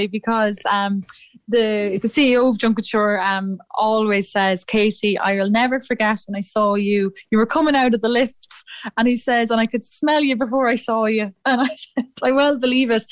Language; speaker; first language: English; native; English